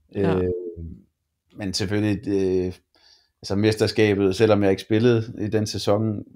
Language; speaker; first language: Danish; native; Danish